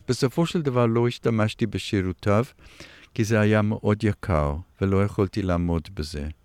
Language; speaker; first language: Hebrew; non-native, fluent; English